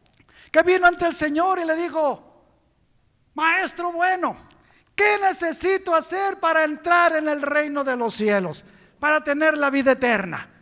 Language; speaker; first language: Spanish; native; Spanish